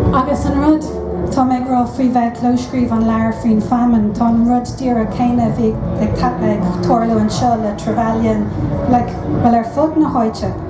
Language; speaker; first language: Irish; non-native, local second language; English